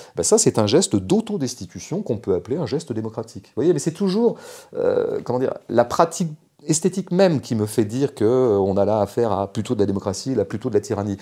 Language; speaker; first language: French; native; French